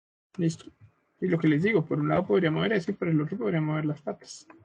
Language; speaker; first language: Spanish; native; Spanish